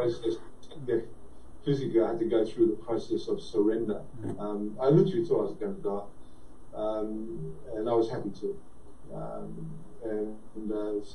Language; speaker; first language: English; native; English